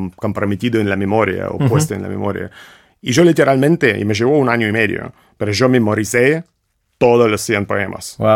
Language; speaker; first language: Spanish; non-native, fluent; Russian